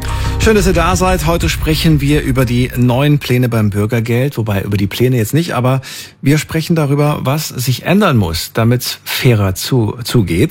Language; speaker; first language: German; native; German